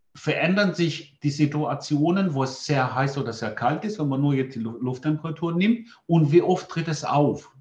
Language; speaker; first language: German; non-native, fluent; Greek